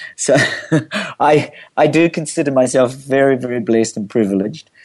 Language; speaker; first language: English; native; English